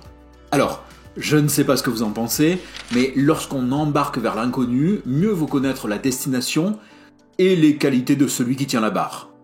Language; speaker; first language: French; native; French